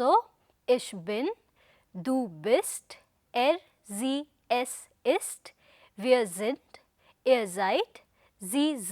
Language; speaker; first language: German; non-native, fluent; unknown